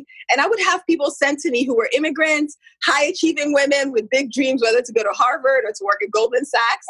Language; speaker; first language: English; non-native, local second language; Igbo